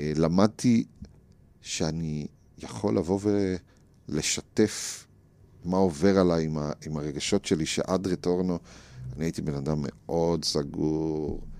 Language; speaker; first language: Hebrew; native; Hebrew